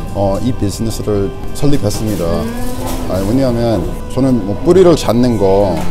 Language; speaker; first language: Korean; non-native, fluent; English